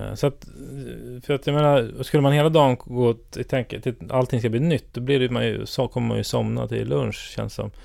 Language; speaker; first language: Swedish; native; Swedish